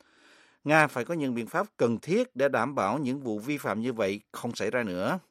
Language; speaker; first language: Vietnamese; native; Vietnamese